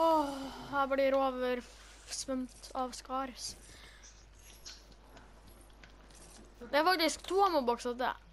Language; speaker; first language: Norwegian; native; Norwegian